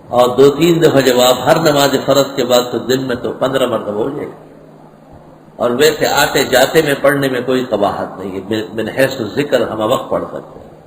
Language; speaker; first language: Urdu; non-native, local second language; Pashto